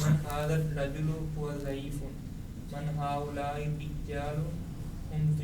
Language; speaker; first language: Arabic; non-native, learner; Urdu